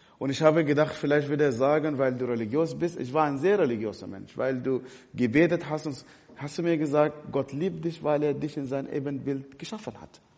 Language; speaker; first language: German; non-native, fluent; Arabic